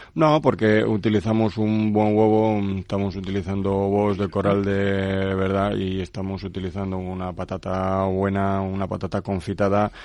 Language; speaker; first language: Spanish; non-native, fluent; Romanian